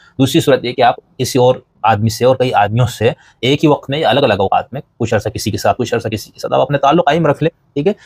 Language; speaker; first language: Urdu; native; Urdu